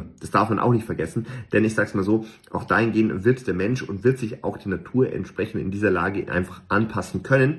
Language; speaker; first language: German; native; German